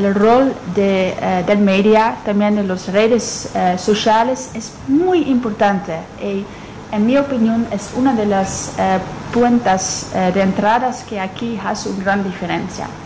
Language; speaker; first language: Spanish; non-native, fluent; Dutch